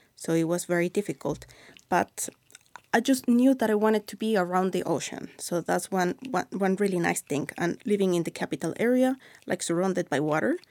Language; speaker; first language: English; non-native, fluent; Spanish